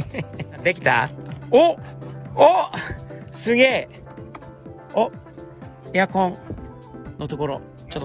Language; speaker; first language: Japanese; native; Japanese